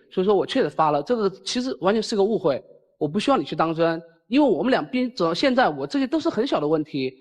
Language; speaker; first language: Chinese; native; Chinese